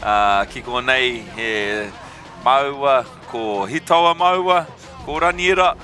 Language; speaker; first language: Māori; non-native, local second language; English